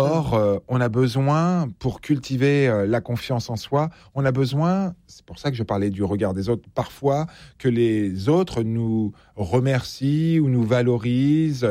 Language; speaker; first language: French; native; French